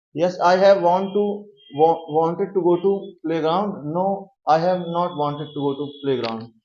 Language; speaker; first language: English; non-native, learner; Hindi